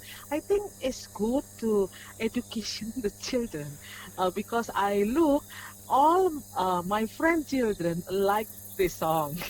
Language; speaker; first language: English; non-native, learner; Indonesian